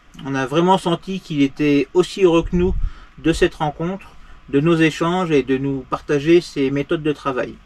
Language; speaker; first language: French; native; French